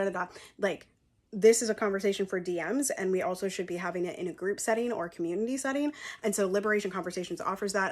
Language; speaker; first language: English; native; English